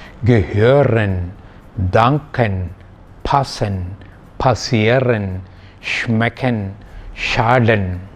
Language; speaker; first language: German; non-native, fluent; Malayalam